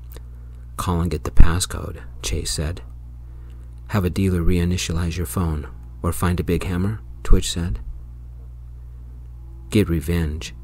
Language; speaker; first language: English; native; English